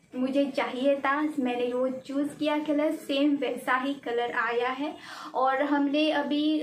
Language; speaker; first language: Hindi; non-native, local second language; Marathi